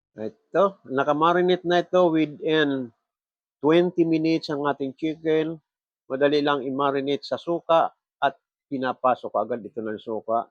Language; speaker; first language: Filipino; non-native, local second language; Bikol